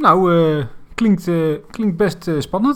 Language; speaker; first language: Dutch; native; Dutch